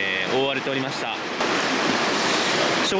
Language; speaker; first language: Japanese; native; Japanese